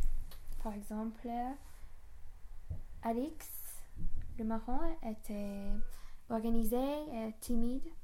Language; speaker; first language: French; non-native, learner; English